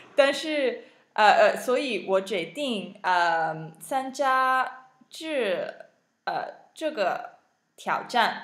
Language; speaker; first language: Chinese; non-native, learner; English